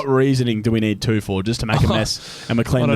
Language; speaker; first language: English; native; English